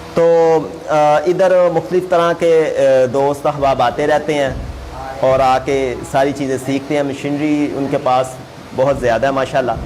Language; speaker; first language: Urdu; non-native, local second language; Punjabi